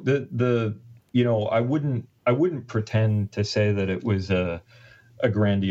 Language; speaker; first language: English; native; English